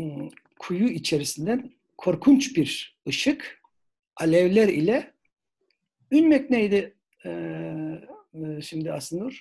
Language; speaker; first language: Turkish; native; Turkish